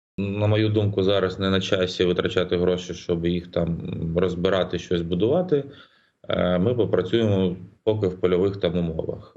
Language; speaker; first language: Ukrainian; native; Ukrainian